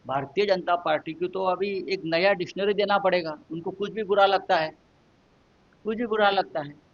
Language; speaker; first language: Hindi; non-native, local second language; Marathi